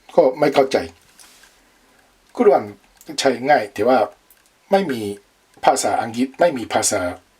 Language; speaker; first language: Thai; non-native, learner; Japanese